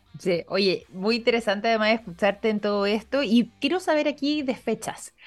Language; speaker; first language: Spanish; native; Spanish